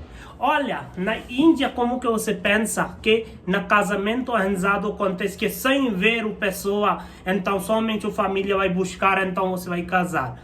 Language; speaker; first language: Portuguese; non-native, learner; Hindi